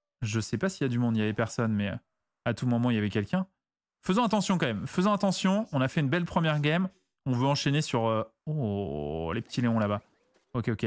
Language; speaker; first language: French; native; French